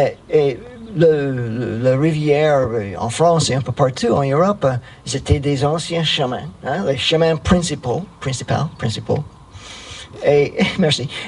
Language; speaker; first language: French; non-native, fluent; English